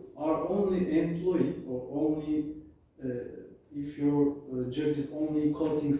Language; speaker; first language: English; non-native, learner; Turkish